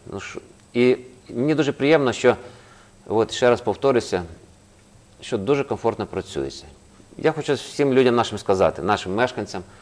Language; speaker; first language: Ukrainian; native; Ukrainian